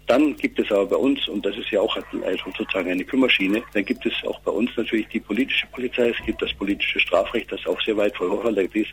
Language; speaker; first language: German; native; German